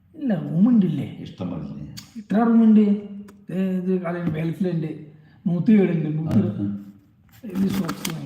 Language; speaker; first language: Malayalam; non-native, learner; Bangla